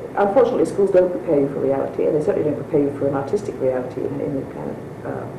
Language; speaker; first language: English; native; English